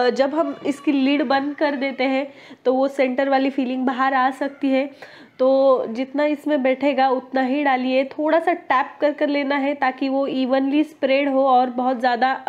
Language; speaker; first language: Hindi; non-native, local second language; Marathi